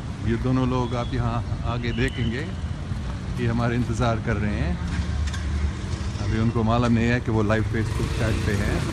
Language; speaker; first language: Hindi; non-native, local second language; English